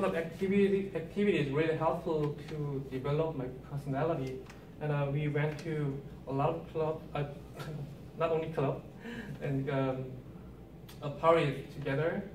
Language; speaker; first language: English; non-native, learner; Korean